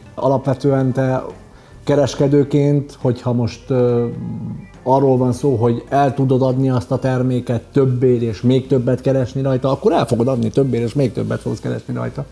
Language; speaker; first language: Hungarian; early bilingual, other home language; Arabic